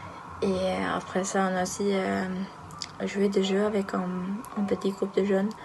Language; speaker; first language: French; non-native, learner; Norwegian